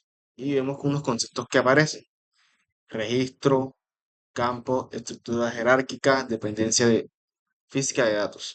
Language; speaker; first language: Spanish; native; Spanish